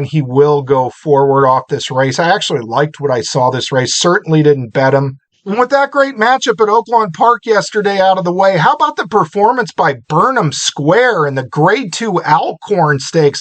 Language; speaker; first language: English; native; English